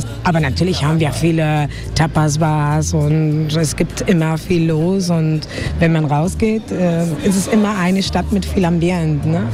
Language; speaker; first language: German; non-native, fluent; Spanish